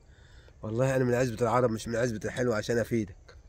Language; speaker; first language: Arabic; native; Arabic